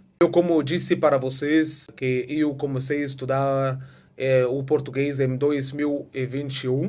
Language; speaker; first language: Portuguese; non-native, fluent; Arabic